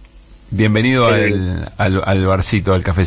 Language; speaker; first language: Spanish; native; Spanish